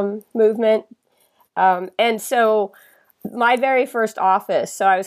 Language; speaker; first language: English; native; English